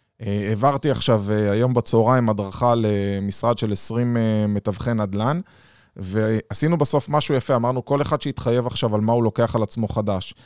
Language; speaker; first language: Hebrew; native; Hebrew